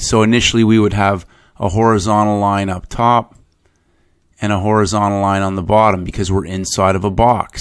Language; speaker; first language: English; native; English